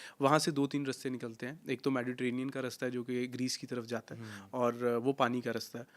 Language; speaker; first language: Hindi; non-native, local second language; Punjabi